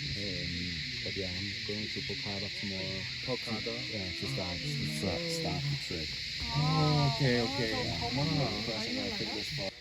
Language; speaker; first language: English; non-native, learner; Korean